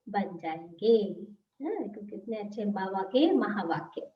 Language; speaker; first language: Hindi; non-native, local second language; Telugu